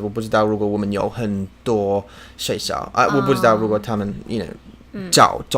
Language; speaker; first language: Chinese; non-native, learner; English